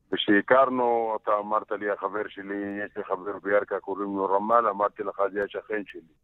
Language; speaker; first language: Hebrew; non-native, local second language; Arabic